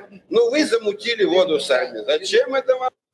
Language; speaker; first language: Russian; native; Russian